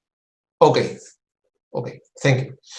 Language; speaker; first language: English; non-native, learner; Spanish